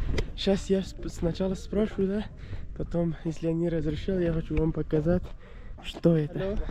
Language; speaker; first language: Russian; non-native, learner; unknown